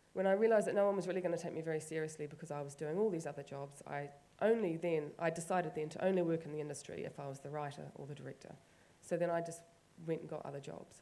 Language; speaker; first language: English; native; English